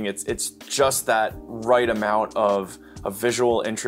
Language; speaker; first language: English; native; English